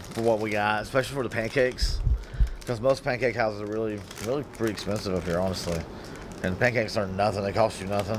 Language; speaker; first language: English; native; English